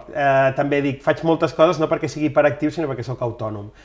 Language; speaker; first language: Catalan; native; Catalan